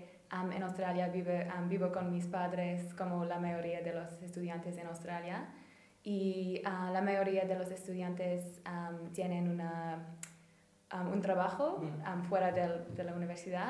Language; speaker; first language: Spanish; non-native, fluent; English